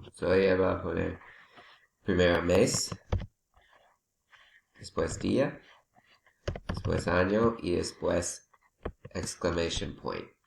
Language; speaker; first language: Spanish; non-native, learner; English